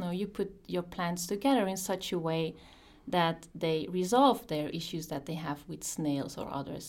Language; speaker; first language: English; non-native, fluent; Dutch